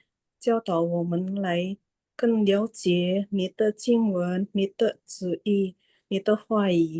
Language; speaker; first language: Chinese; non-native, learner; Indonesian